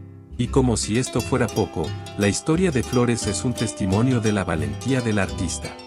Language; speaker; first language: Spanish; native; Spanish